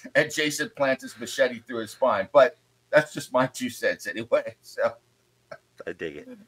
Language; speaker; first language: English; native; English